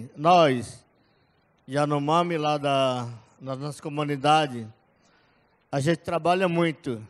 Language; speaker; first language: Portuguese; non-native, local second language; Yanomámi